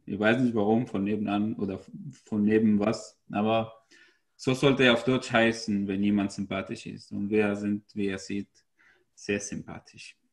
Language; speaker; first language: German; non-native, fluent; Arabic